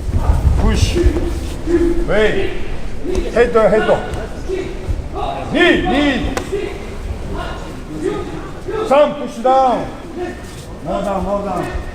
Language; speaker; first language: Japanese; native; Japanese